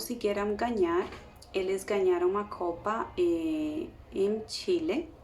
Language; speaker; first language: Portuguese; non-native, learner; Spanish